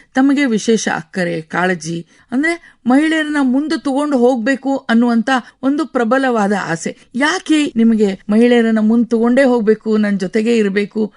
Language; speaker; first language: Kannada; native; Kannada